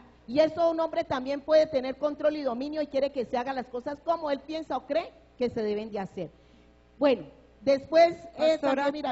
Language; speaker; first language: Spanish; native; Spanish